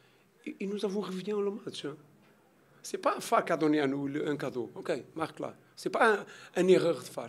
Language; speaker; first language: French; non-native, learner; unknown